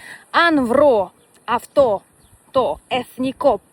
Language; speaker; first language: Greek; non-native, fluent; Russian